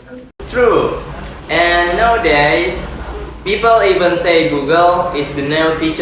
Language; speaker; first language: English; non-native, learner; Indonesian